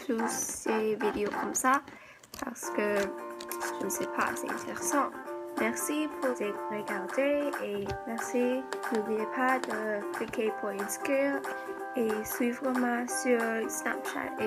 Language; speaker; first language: French; non-native, learner; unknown